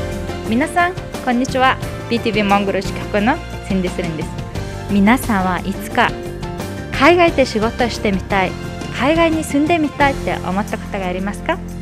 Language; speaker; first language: Japanese; non-native, fluent; Mongolian